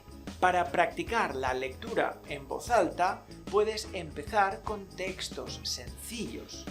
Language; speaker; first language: Spanish; native; Spanish